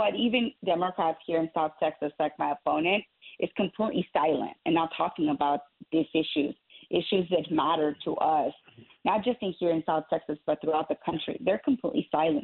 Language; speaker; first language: English; native; English